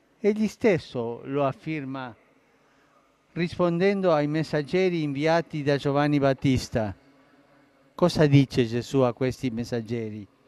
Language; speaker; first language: Italian; early bilingual, heritage; Spanish